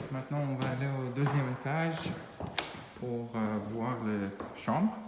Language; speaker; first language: French; non-native, fluent; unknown